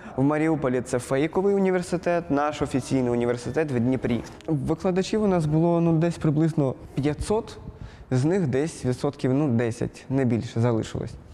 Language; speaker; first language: Ukrainian; native; Ukrainian